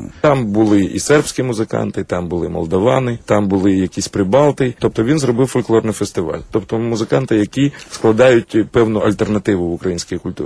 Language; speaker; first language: Ukrainian; native; Ukrainian